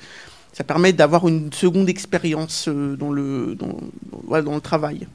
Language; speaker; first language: French; native; French